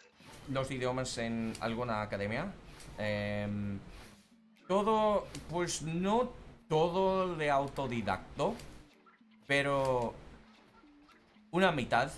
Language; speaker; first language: Spanish; non-native, fluent; English